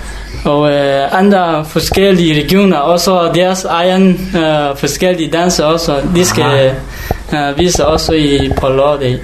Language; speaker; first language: Danish; non-native, learner; Hakha Chin